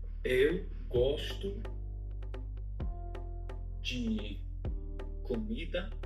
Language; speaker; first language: Portuguese; non-native, learner; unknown